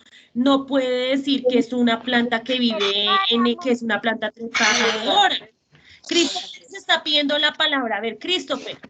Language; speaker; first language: Spanish; native; Spanish